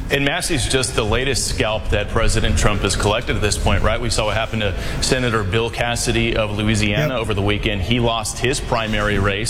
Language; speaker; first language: English; native; English